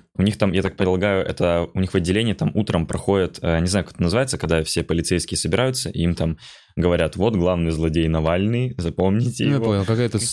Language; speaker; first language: Russian; native; Russian